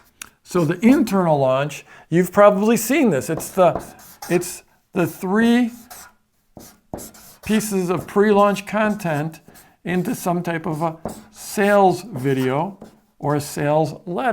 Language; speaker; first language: English; native; English